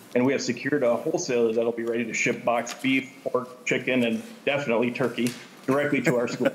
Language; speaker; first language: English; native; English